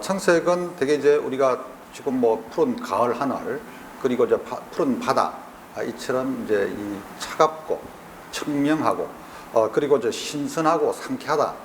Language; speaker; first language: Korean; native; Korean